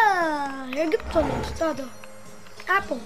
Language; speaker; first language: German; native; German